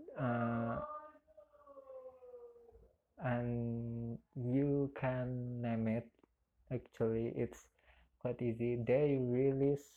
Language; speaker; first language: English; non-native, learner; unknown